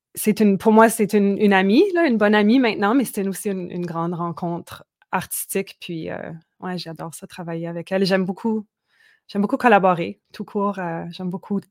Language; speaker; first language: French; native; French